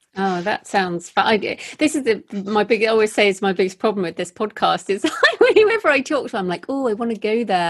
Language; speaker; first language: English; native; English